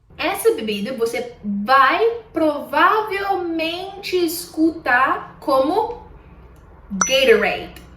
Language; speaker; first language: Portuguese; non-native, fluent; English